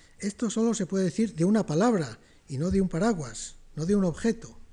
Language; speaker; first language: Spanish; native; Spanish